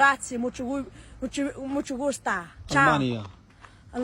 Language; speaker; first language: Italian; non-native, learner; Tachelhit